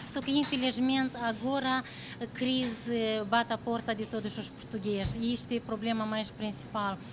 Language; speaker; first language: Portuguese; non-native, fluent; Romanian